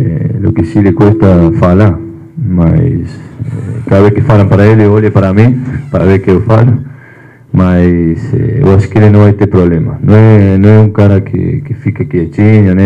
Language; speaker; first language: Portuguese; non-native, fluent; Spanish